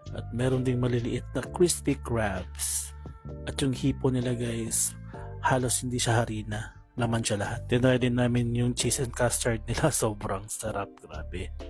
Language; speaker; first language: Filipino; native; Filipino